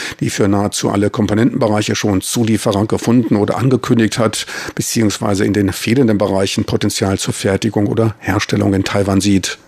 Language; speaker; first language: German; native; German